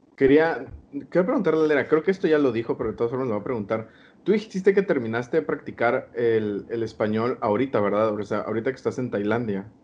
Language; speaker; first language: Spanish; native; Spanish